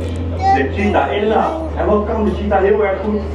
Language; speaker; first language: Dutch; native; Dutch